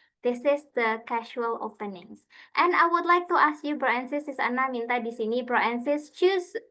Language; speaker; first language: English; non-native, fluent; Indonesian